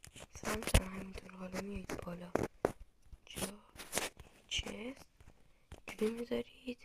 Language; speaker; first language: Persian; native; Persian